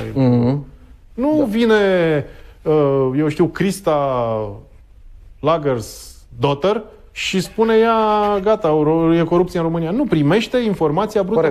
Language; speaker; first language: Romanian; native; Romanian